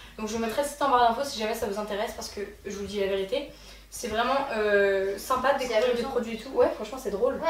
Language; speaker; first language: French; native; French